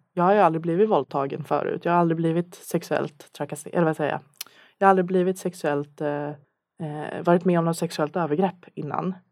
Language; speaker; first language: Swedish; native; Swedish